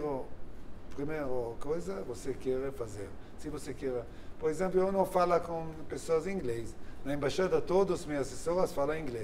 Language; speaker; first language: Portuguese; non-native, learner; Hebrew